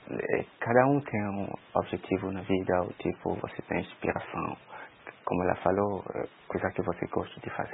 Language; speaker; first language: Portuguese; non-native, local second language; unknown